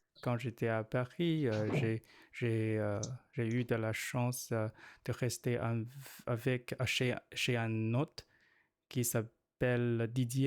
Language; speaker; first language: French; non-native, learner; Chinese